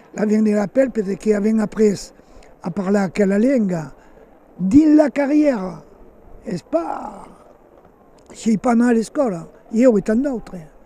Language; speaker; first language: Occitan; native; Occitan